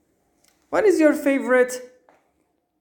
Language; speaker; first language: English; non-native, fluent; Turkish